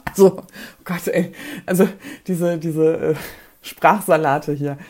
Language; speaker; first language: German; early bilingual, other home language; Polish